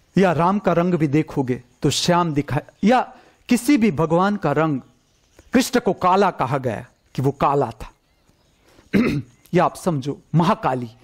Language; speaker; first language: Hindi; non-native, local second language; Gujarati